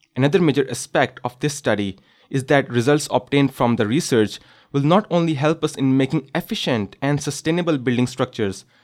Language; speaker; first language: English; non-native, local second language; Urdu